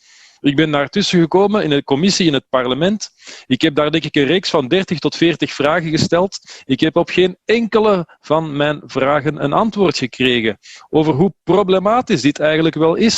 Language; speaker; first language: Dutch; native; Dutch